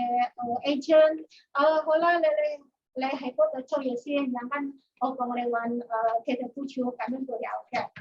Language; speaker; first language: Cantonese; non-native, learner; Indonesian